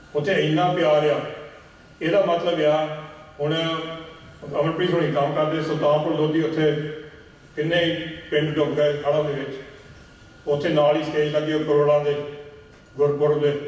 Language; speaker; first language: Punjabi; early bilingual, heritage; Punjabi